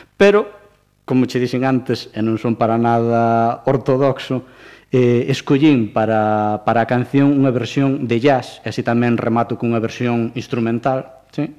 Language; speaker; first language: Galician; native; Galician